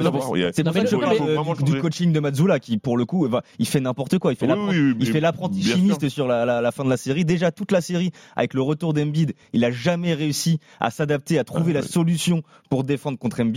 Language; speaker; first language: French; native; French